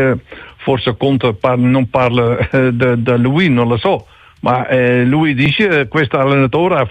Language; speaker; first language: Italian; non-native, learner; Dutch